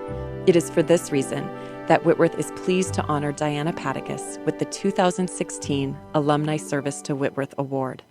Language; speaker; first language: English; native; English